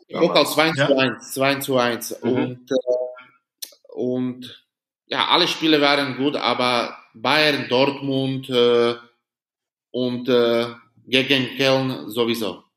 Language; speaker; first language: German; non-native, learner; Slovak